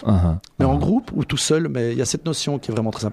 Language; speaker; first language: French; native; French